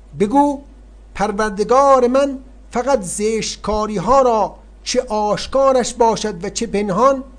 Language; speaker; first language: Persian; native; Persian